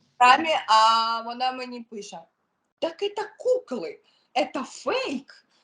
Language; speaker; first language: Ukrainian; non-native, local second language; Russian